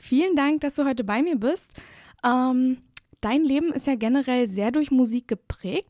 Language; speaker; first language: German; native; German